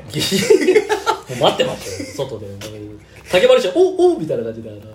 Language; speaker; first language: Japanese; native; Japanese